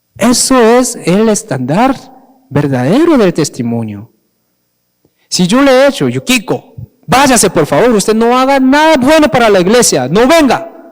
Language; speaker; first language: Spanish; non-native, fluent; Korean